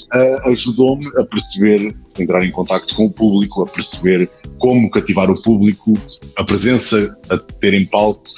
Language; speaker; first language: Portuguese; native; Portuguese